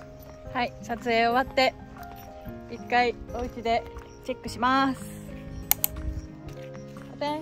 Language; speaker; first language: Japanese; native; Japanese